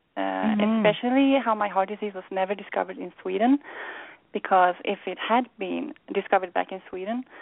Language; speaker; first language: English; non-native, fluent; Swedish